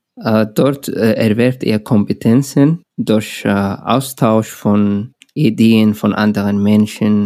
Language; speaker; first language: German; non-native, learner; Arabic